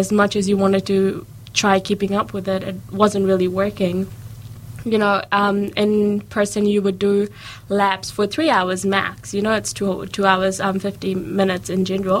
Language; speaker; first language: English; native; English